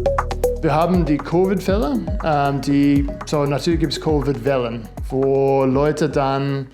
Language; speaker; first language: German; non-native, fluent; English